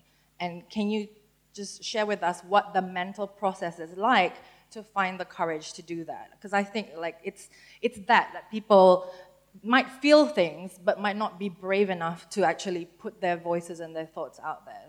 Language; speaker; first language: English; native; English